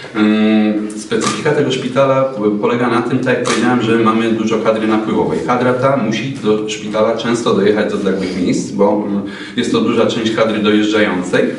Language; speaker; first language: Polish; native; Polish